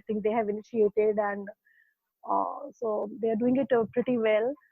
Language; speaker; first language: English; non-native, local second language; Hindi